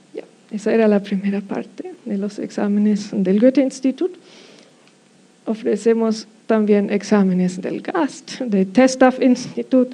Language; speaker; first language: Spanish; non-native, fluent; German